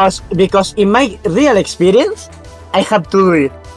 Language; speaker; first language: English; non-native, learner; Spanish